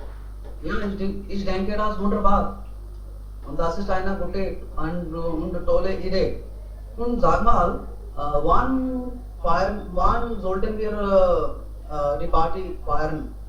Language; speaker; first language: German; non-native, learner; Hindi